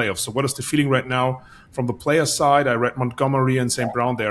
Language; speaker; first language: English; non-native, fluent; German